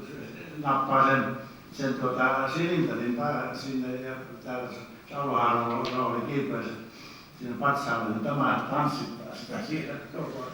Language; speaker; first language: Finnish; native; Finnish